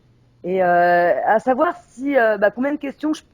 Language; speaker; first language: French; native; French